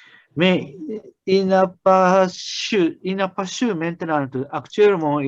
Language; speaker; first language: French; non-native, learner; Japanese